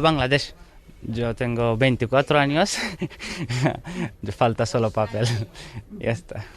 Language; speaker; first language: Spanish; non-native, learner; Bangla